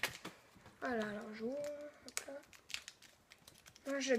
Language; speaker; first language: French; native; French